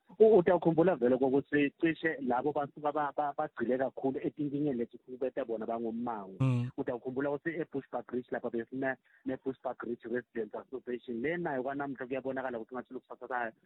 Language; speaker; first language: Zulu; non-native, local second language; Swati